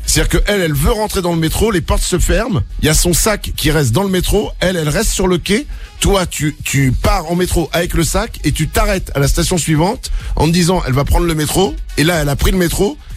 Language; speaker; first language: French; native; French